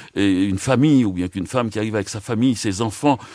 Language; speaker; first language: French; native; French